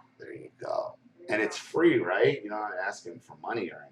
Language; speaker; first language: English; native; English